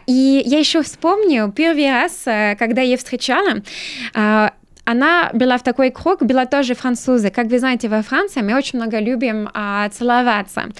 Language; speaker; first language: Russian; non-native, learner; French